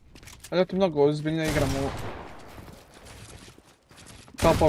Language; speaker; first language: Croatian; non-native, learner; Macedonian